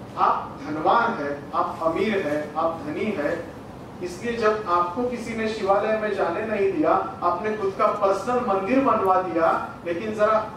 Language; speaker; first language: Hindi; non-native, local second language; Marathi